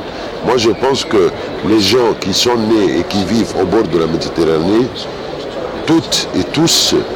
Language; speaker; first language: French; non-native, fluent; Arabic